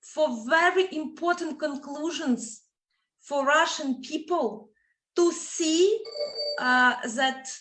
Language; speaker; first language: English; non-native, fluent; Ukrainian